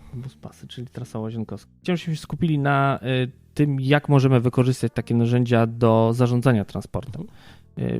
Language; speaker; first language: Polish; native; Polish